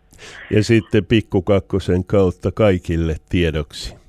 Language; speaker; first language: Finnish; native; Finnish